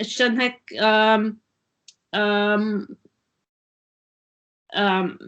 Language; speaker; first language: Arabic; non-native, learner; German